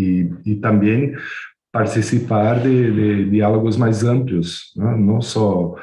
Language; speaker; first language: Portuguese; non-native, fluent; Spanish